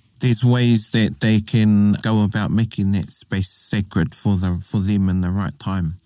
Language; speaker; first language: English; native; English